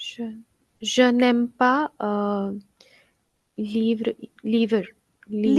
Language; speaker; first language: French; non-native, learner; Hindi